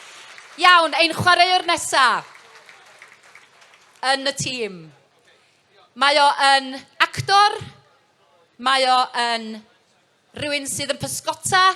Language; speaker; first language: Welsh; native; Welsh